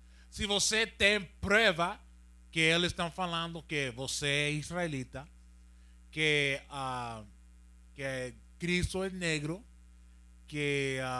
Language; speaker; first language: Portuguese; non-native, learner; Spanish